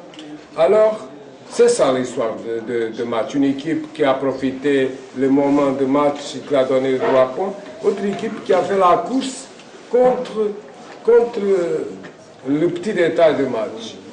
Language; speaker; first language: French; non-native, fluent; Portuguese